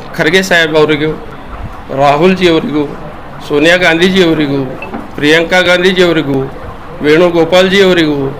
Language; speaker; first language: Kannada; non-native, local second language; Lambadi